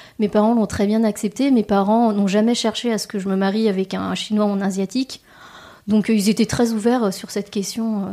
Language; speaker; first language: French; native; French